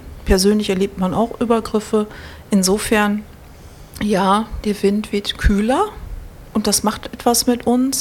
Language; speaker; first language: German; native; German